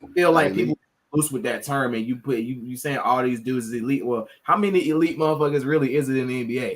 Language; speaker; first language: English; native; English